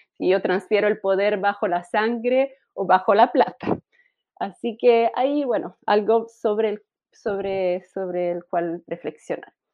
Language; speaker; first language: Spanish; non-native, fluent; Italian